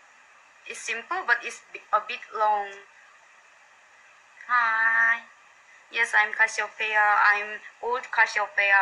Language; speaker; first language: English; non-native, learner; Korean